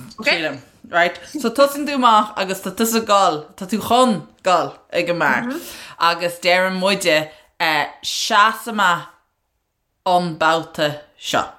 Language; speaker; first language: Irish; non-native, local second language; English